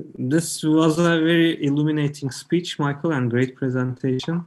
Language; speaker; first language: English; non-native, fluent; Turkish